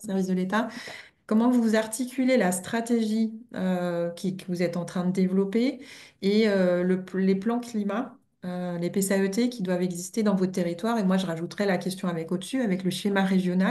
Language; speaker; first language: French; native; French